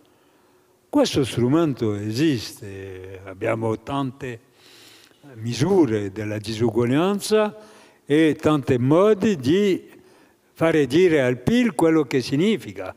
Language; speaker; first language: Italian; non-native, fluent; French